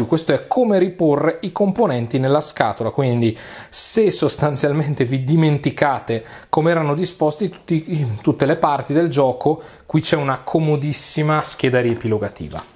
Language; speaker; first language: Italian; native; Italian